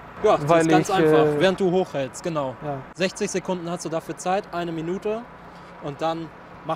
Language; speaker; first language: German; native; German